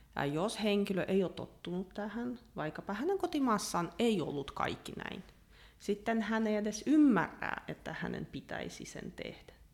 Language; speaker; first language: Finnish; non-native, fluent; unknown